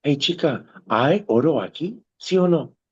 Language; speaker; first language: Spanish; non-native, learner; English